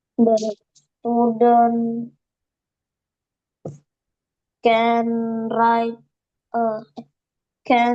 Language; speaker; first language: English; non-native, learner; Indonesian